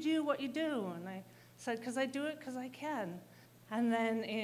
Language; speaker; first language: English; native; English